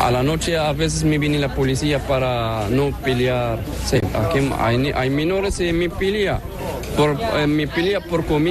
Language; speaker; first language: Spanish; non-native, learner; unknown